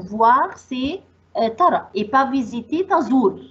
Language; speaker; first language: French; non-native, fluent; Arabic